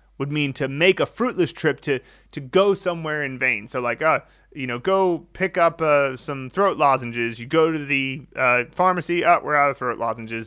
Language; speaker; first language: English; native; English